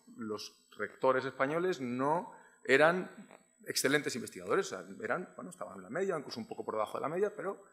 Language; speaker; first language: Spanish; native; Spanish